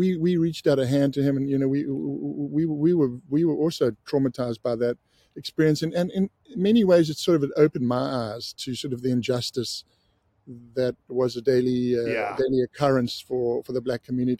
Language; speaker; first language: English; native; English